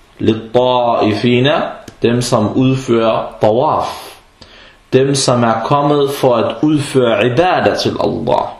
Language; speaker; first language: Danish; early bilingual, other home language; Arabic